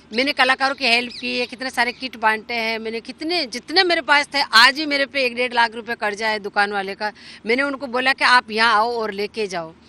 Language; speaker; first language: Hindi; native; Hindi